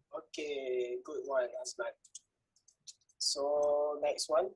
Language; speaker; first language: English; non-native, local second language; Malay